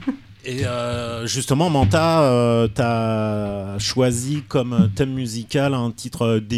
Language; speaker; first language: French; native; French